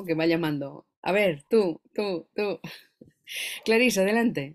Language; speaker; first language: Spanish; native; Spanish